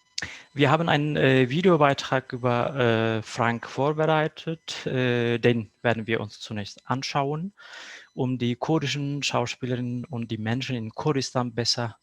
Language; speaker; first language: German; non-native, fluent; Kurdish